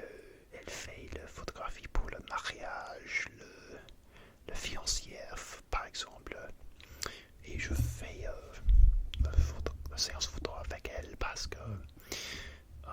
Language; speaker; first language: French; non-native, learner; English